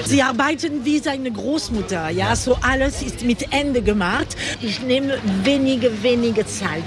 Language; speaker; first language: German; non-native, learner; French